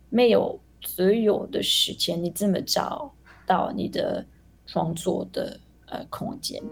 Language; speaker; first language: Chinese; non-native, fluent; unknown